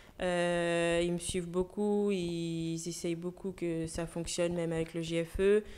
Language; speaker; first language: French; early bilingual, other home language; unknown